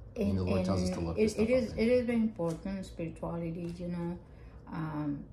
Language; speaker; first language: English; non-native, fluent; Spanish